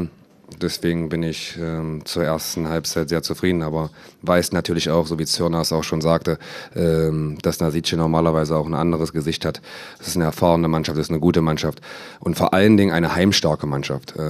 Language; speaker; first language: German; native; German